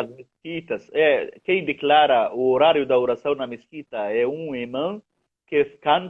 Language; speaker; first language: Portuguese; non-native, fluent; Arabic